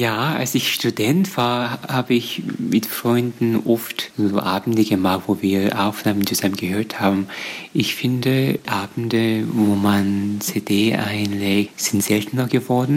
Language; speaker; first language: German; non-native, fluent; Korean